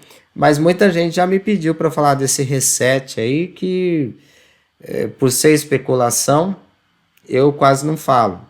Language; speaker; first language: Portuguese; native; Portuguese